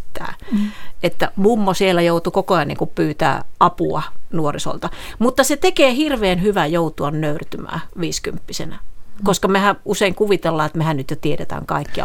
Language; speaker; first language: Finnish; native; Finnish